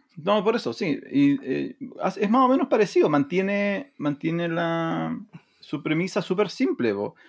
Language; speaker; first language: Spanish; native; Spanish